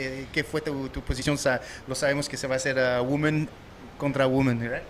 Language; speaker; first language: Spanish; non-native, learner; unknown